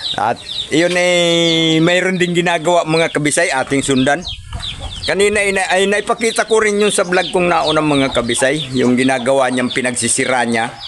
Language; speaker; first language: Filipino; non-native, local second language; Cebuano